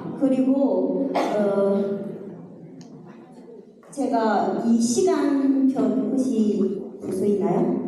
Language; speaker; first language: Korean; non-native, learner; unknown